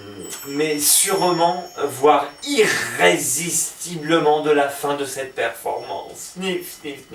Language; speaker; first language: French; native; French